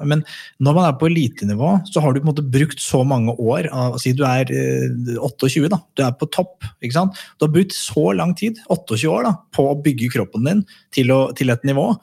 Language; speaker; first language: Norwegian; native; Norwegian